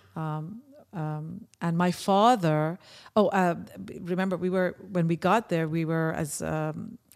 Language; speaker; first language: English; early bilingual, other home language; Persian